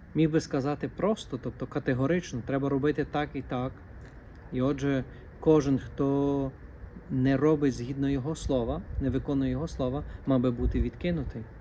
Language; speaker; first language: Ukrainian; native; Ukrainian